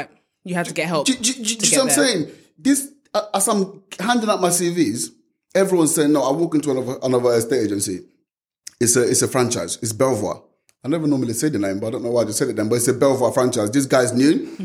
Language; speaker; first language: English; non-native, local second language; Yoruba